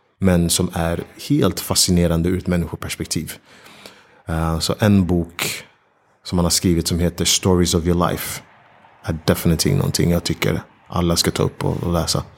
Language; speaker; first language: Swedish; early bilingual, other home language; Ganda